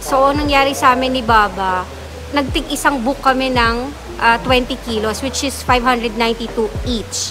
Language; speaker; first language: Filipino; native; Filipino